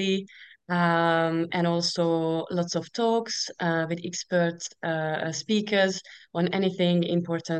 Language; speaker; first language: English; non-native, fluent; Hungarian